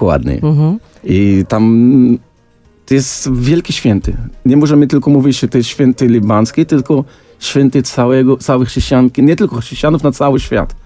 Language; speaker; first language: Polish; non-native, fluent; Arabic